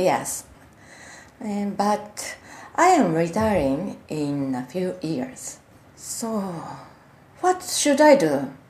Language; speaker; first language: English; non-native, learner; Japanese